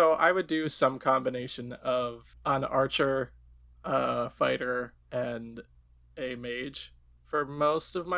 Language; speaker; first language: English; native; English